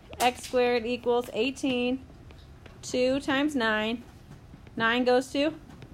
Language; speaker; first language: English; native; English